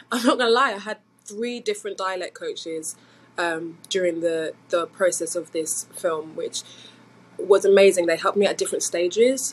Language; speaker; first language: English; native; English